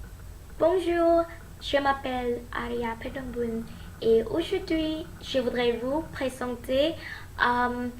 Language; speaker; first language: French; non-native, learner; Thai